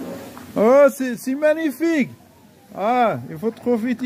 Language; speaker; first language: French; non-native, fluent; Arabic